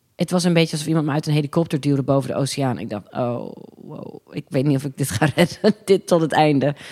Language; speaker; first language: Dutch; early bilingual, other home language; English